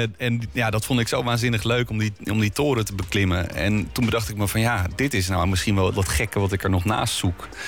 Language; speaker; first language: Dutch; native; Dutch